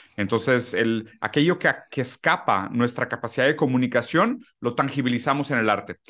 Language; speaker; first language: Spanish; early bilingual, other home language; Portuguese